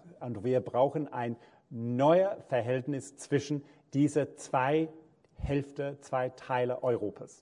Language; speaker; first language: German; non-native, fluent; English